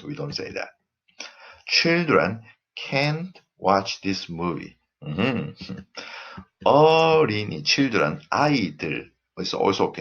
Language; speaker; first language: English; non-native, fluent; Korean